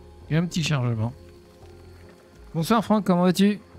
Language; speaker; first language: French; native; French